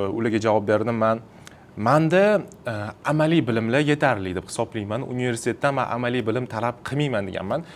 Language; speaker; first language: Uzbek; non-native, local second language; Russian